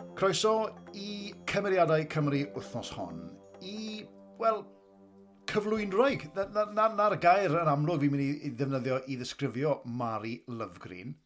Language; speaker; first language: Welsh; native; Welsh